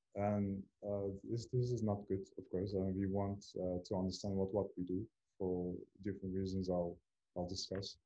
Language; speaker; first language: English; non-native, fluent; Turkish